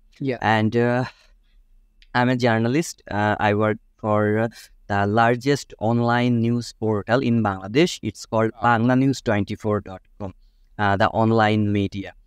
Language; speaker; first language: English; non-native, local second language; Bangla